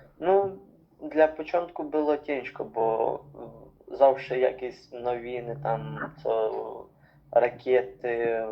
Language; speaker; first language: Polish; non-native, learner; Ukrainian